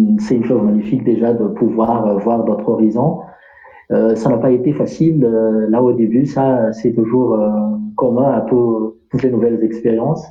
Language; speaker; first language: French; non-native, local second language; Malagasy